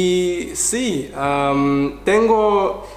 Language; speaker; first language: Spanish; non-native, learner; English